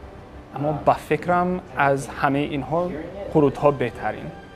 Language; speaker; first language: Persian; non-native, fluent; English